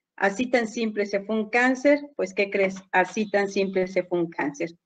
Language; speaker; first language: Spanish; native; Spanish